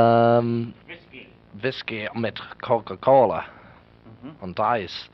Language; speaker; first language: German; non-native, learner; English